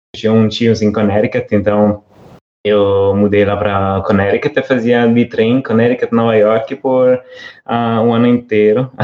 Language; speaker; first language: Portuguese; non-native, fluent; Italian